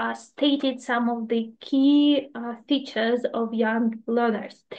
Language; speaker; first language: English; non-native, fluent; Ukrainian